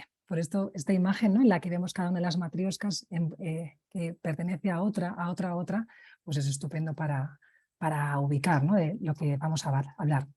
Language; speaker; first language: Spanish; native; Spanish